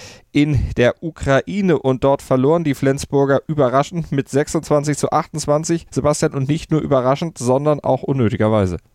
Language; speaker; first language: German; native; German